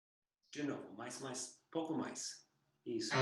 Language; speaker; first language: Portuguese; non-native, learner; English